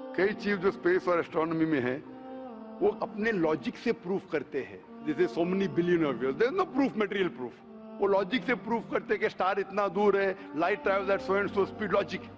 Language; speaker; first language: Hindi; non-native, local second language; Konkani